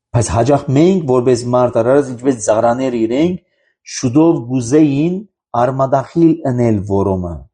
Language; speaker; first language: Armenian; native; Armenian